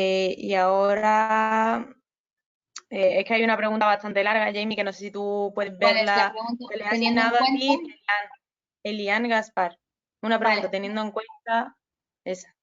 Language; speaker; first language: Spanish; native; Spanish